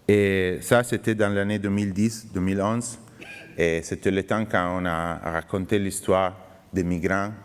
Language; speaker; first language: French; non-native, fluent; Italian